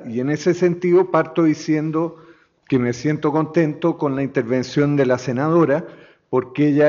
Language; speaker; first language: Spanish; native; Spanish